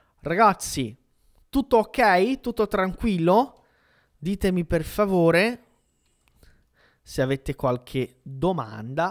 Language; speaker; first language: Italian; non-native, fluent; Portuguese